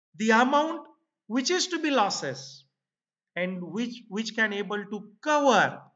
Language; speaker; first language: English; non-native, local second language; Marathi